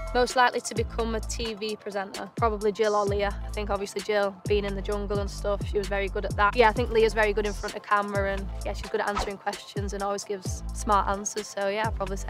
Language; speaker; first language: English; native; English